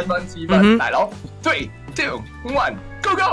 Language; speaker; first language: Chinese; native; Chinese